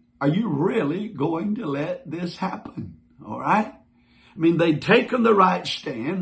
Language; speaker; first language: English; native; English